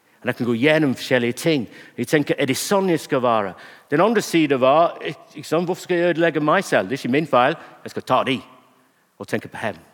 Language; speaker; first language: Norwegian; non-native, fluent; English